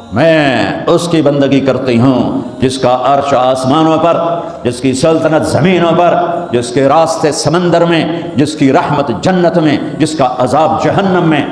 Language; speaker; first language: Urdu; non-native, local second language; Punjabi